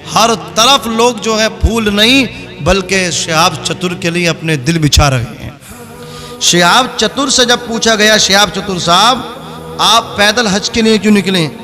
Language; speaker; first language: Urdu; native; Urdu